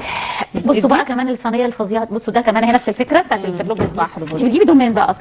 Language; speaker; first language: Arabic; native; Arabic